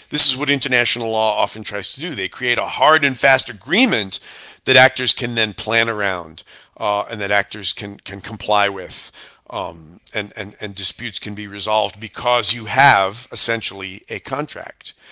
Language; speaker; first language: English; native; English